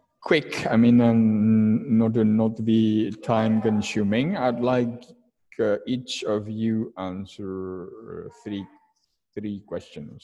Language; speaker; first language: English; non-native, fluent; Indonesian